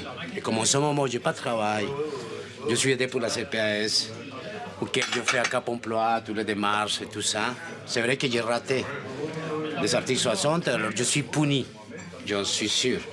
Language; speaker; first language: French; non-native, fluent; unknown